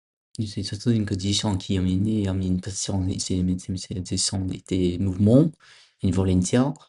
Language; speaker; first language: French; non-native, learner; English